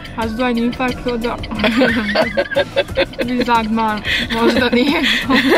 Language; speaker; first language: German; non-native, fluent; Bosnian